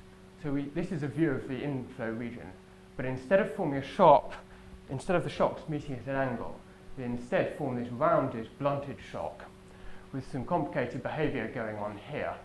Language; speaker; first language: English; native; English